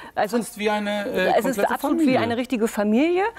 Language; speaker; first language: German; native; German